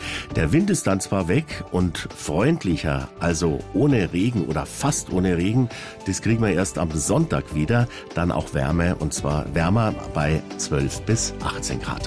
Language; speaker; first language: German; native; German